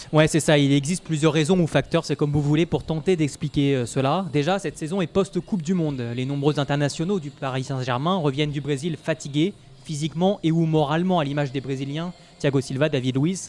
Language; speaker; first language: French; native; French